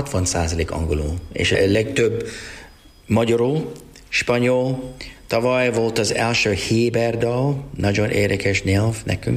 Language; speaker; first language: Hungarian; non-native, learner; English